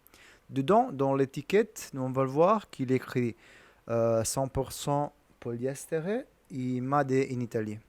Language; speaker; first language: French; non-native, learner; Italian